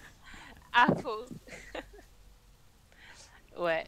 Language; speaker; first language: French; non-native, fluent; English